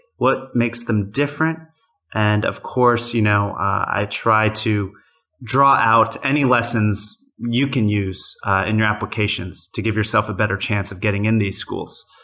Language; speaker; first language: English; native; English